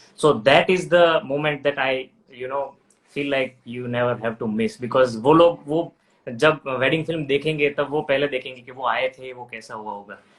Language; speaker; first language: Hindi; non-native, local second language; Gujarati